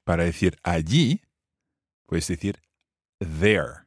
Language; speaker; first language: Spanish; non-native, fluent; English